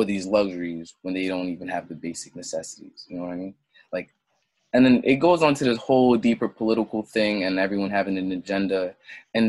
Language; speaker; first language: English; early bilingual, other home language; French